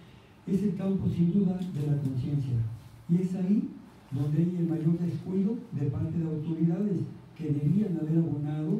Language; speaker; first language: Spanish; native; Spanish